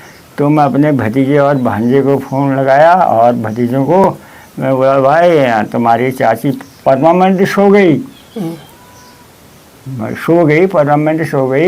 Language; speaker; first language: Hindi; non-native, local second language; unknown